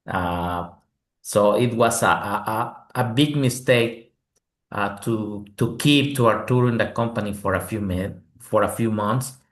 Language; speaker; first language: English; non-native, learner; Spanish